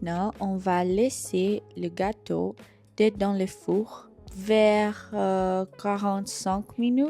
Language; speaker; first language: French; non-native, fluent; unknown